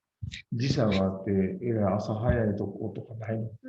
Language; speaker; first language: Japanese; native; Japanese